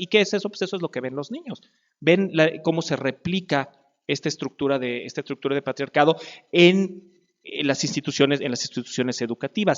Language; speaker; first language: Spanish; native; Spanish